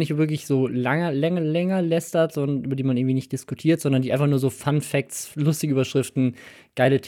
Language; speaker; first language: German; native; German